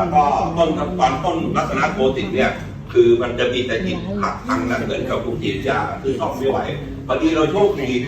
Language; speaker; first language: Thai; native; Thai